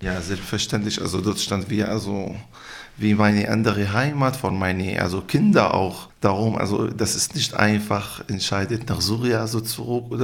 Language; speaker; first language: German; non-native, learner; Arabic